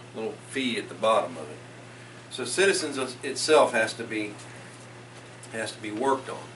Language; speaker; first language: English; native; English